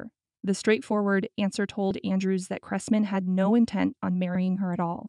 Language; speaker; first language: English; native; English